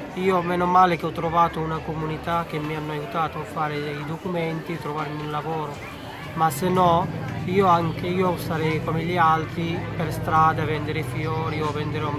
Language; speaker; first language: Italian; non-native, fluent; Bangla